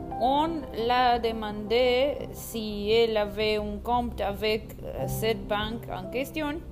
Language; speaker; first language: French; non-native, learner; Spanish